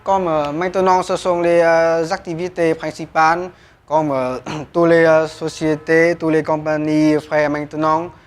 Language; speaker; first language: French; non-native, learner; Vietnamese